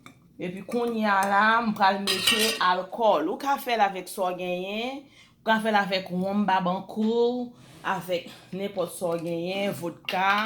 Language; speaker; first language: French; non-native, learner; Haitian Creole